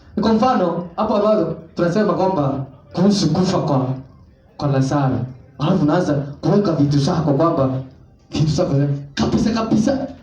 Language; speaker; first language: Swahili; non-native, local second language; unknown